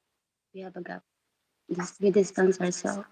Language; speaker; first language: English; non-native, local second language; Filipino